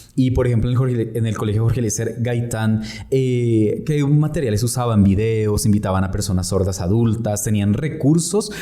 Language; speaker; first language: Spanish; native; Spanish